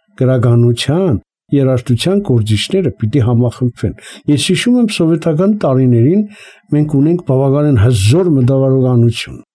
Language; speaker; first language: Armenian; native; Armenian